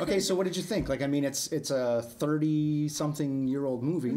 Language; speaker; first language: English; native; English